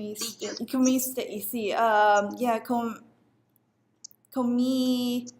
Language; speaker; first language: Spanish; non-native, learner; English